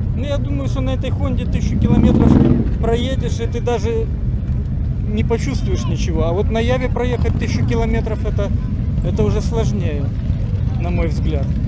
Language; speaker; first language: Russian; native; Russian